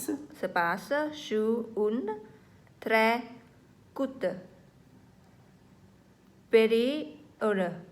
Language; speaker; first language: French; non-native, learner; Vietnamese